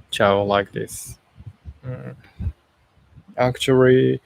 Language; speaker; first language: English; non-native, learner; Japanese